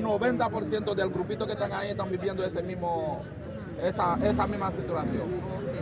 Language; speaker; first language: Spanish; non-native, fluent; Haitian Creole